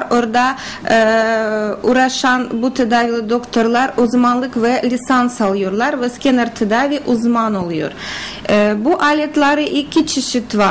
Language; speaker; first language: Turkish; non-native, learner; Russian